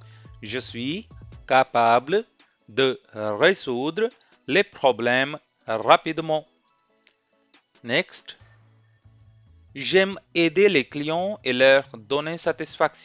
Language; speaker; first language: French; non-native, fluent; Hindi